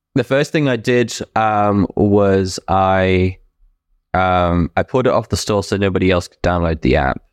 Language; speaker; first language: English; native; English